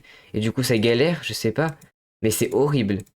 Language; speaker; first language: French; native; French